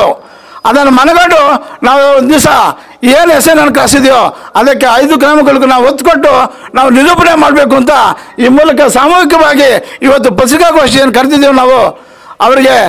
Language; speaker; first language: Kannada; native; Kannada